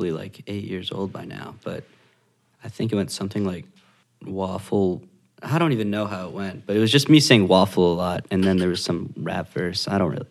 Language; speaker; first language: English; native; English